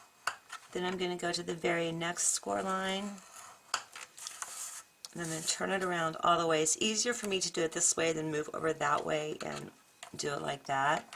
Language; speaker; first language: English; native; English